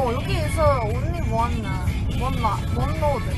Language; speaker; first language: English; non-native, learner; Korean